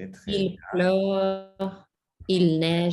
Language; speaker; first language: French; non-native, learner; English